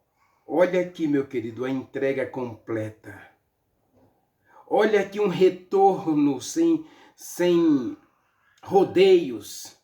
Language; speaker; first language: Portuguese; native; Portuguese